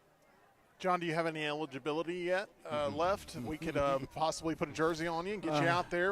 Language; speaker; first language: English; native; English